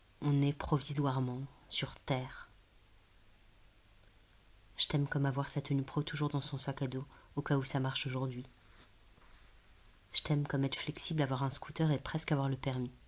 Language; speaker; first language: French; native; French